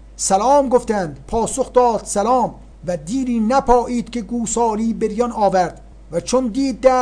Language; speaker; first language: Persian; native; Persian